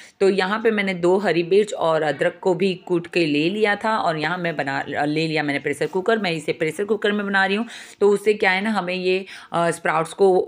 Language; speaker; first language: Hindi; non-native, local second language; Gujarati